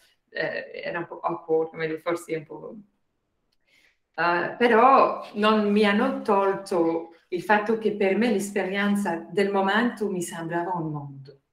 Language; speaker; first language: Italian; non-native, fluent; French